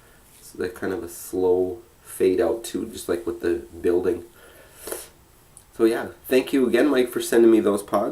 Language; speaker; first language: English; native; English